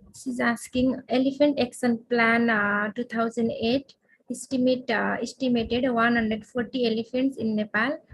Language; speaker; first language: English; non-native, local second language; Nepali